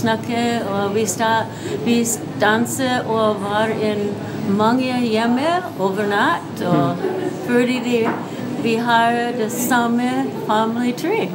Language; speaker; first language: Norwegian; early bilingual, heritage; English